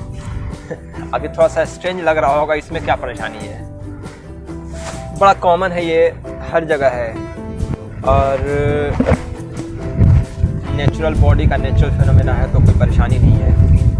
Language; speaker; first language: Hindi; native; Hindi